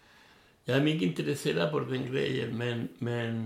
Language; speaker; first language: Swedish; non-native, learner; Spanish